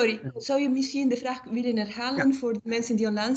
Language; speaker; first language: Dutch; non-native, fluent; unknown